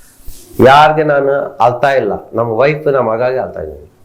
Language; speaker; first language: Kannada; non-native, local second language; Telugu